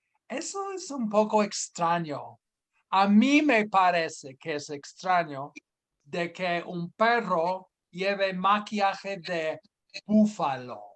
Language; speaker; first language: Spanish; non-native, fluent; English